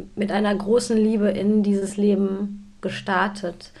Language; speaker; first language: German; native; German